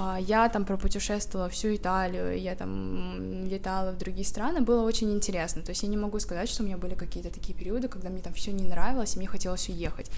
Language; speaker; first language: Russian; native; Russian